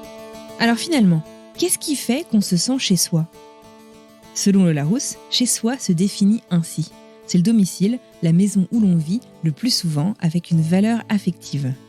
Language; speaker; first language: French; native; French